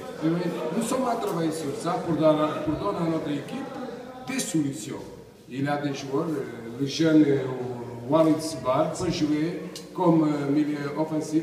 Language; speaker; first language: French; non-native, learner; Portuguese